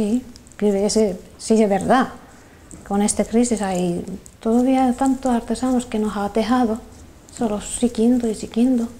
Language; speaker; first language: Spanish; non-native, learner; Finnish